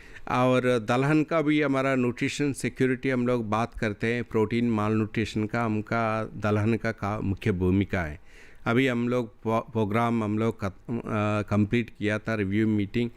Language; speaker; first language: Hindi; non-native, local second language; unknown